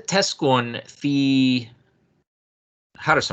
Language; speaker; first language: Arabic; non-native, fluent; English